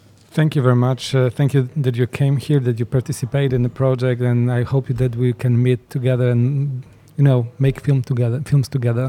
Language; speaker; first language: English; non-native, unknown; Polish